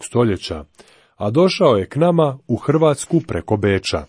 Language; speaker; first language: Croatian; native; Croatian